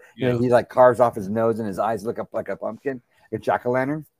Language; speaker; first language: English; native; English